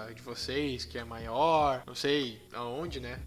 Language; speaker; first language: Portuguese; native; Portuguese